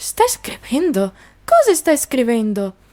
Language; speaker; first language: Italian; non-native, learner; Portuguese